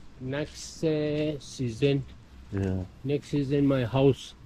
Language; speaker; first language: English; non-native, learner; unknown